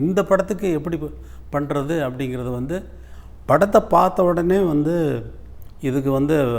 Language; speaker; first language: Tamil; native; Tamil